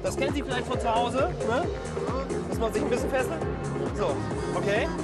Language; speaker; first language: German; native; German